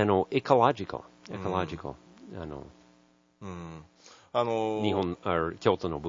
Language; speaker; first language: Japanese; non-native, learner; English